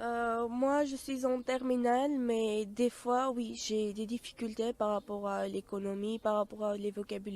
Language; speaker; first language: French; non-native, fluent; Armenian